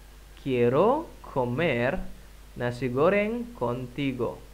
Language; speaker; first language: Spanish; non-native, fluent; Indonesian